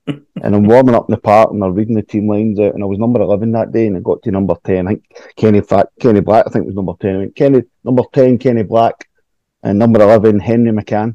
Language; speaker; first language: English; native; English